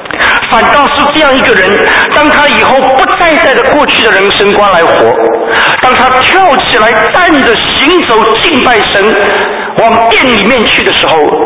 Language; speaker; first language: Chinese; native; Chinese